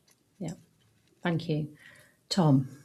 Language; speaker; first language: English; native; English